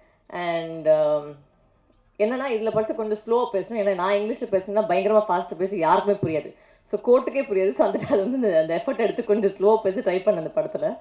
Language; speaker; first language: Tamil; non-native, fluent; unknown